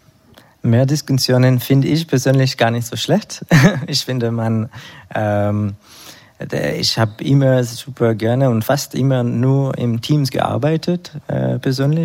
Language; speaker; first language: German; non-native, fluent; Hebrew